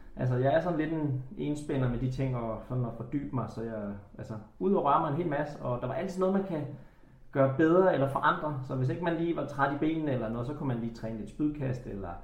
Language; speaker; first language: Danish; native; Danish